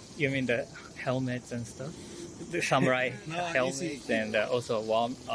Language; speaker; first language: English; non-native, fluent; Japanese